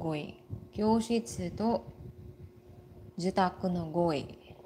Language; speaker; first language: Japanese; non-native, fluent; Filipino